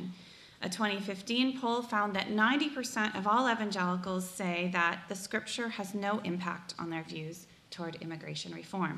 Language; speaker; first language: English; native; English